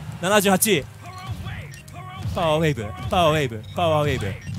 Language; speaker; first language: Japanese; native; Japanese